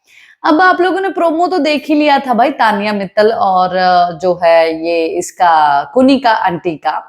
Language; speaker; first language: Hindi; native; Hindi